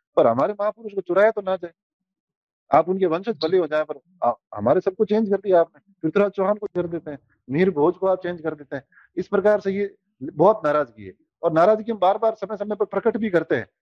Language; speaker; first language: Hindi; native; Hindi